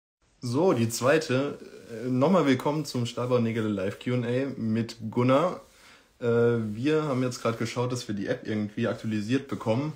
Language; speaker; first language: German; native; German